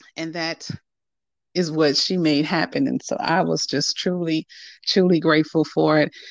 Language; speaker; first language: English; native; English